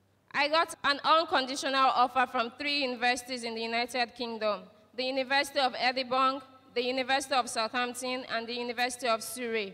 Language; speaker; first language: English; non-native, local second language; Yoruba